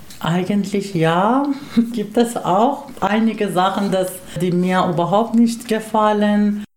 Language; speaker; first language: German; non-native, fluent; Persian